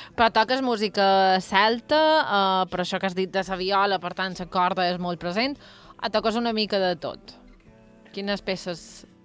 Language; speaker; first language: Catalan; native; Catalan